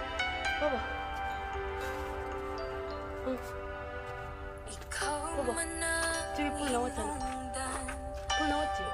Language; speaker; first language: Korean; non-native, learner; Filipino